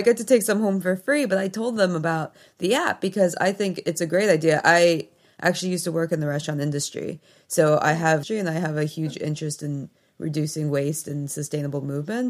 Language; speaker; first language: English; native; English